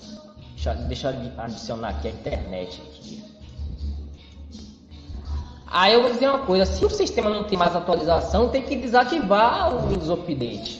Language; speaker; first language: Portuguese; native; Portuguese